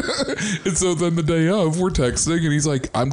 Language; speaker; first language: English; native; English